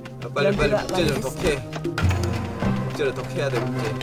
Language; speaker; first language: Korean; native; Korean